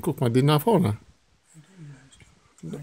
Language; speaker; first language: German; non-native, learner; Polish